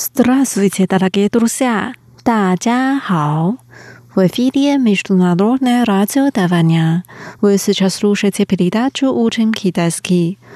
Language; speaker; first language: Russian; non-native, fluent; Chinese